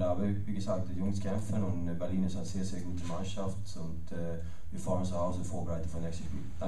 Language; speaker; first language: German; non-native, learner; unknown